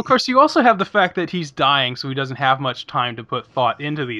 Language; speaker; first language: English; native; English